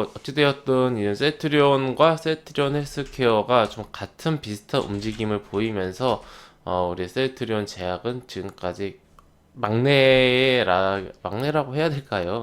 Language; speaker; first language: Korean; native; Korean